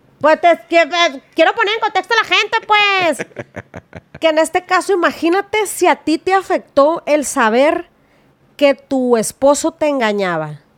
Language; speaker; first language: Spanish; native; Spanish